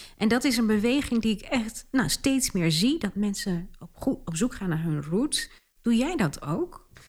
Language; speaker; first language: Dutch; early bilingual, other home language; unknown